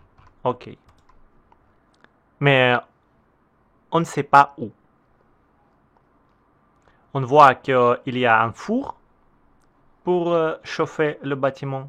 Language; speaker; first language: French; non-native, learner; Russian